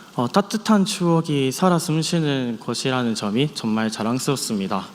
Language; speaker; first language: Korean; non-native, fluent; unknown